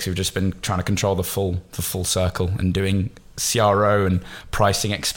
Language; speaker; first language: English; native; English